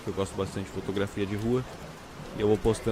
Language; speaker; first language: Portuguese; native; Portuguese